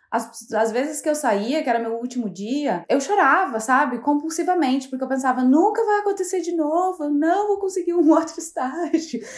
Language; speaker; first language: Portuguese; native; Portuguese